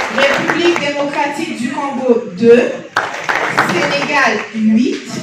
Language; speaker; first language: French; non-native, local second language; Haitian Creole